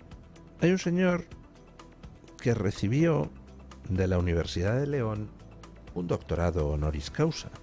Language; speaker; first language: Spanish; native; Spanish